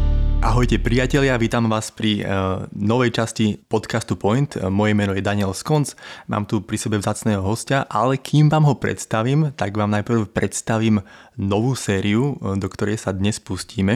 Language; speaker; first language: Slovak; native; Slovak